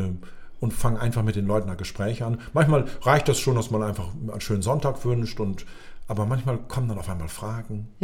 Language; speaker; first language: German; native; German